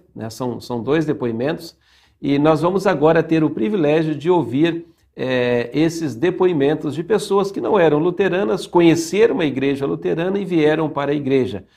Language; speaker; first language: Portuguese; native; Portuguese